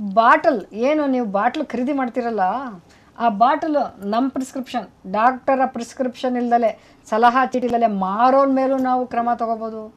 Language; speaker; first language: Kannada; native; Kannada